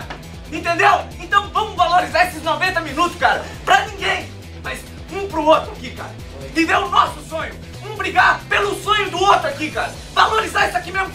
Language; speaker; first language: Portuguese; native; Portuguese